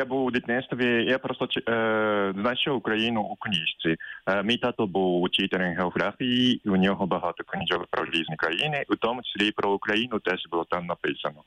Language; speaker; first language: Ukrainian; non-native, fluent; Japanese